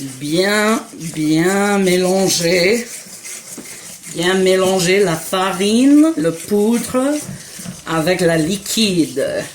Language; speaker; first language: French; non-native, fluent; English